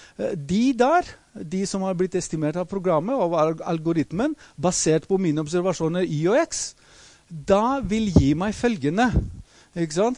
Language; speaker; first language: Norwegian; non-native, fluent; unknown